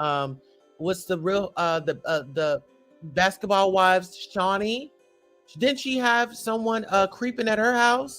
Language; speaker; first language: English; native; English